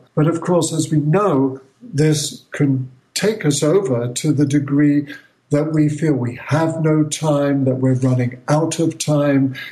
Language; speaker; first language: English; native; English